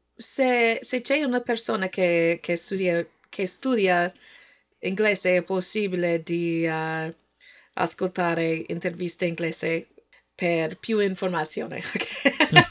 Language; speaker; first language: Italian; non-native, learner; English